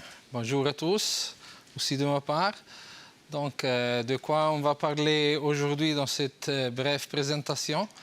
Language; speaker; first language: French; non-native, local second language; Italian